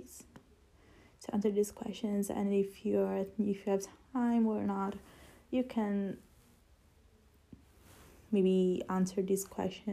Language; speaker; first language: English; non-native, fluent; Italian